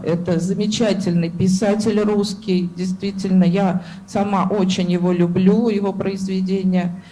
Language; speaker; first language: Russian; native; Russian